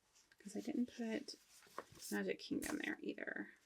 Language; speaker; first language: English; native; English